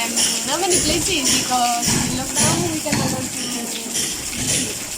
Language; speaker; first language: English; non-native, learner; Spanish